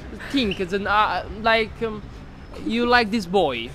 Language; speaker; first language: English; non-native, learner; Arabic